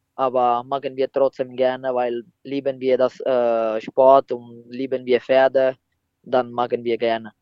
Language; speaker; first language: German; non-native, fluent; Italian